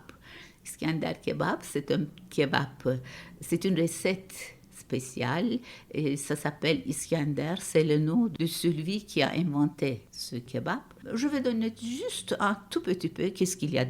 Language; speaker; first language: French; non-native, fluent; Turkish